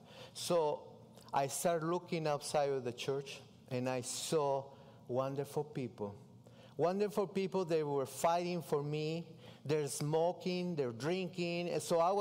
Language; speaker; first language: English; non-native, learner; Spanish